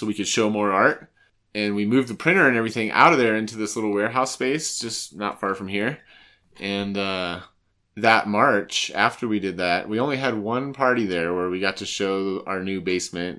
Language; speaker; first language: English; native; English